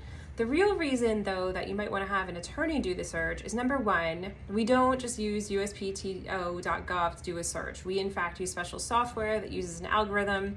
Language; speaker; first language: English; native; English